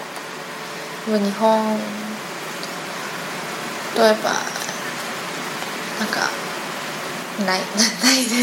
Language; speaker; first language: Japanese; non-native, learner; Chinese